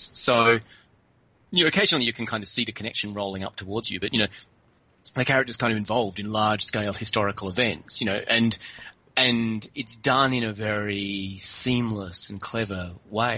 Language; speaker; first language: English; native; English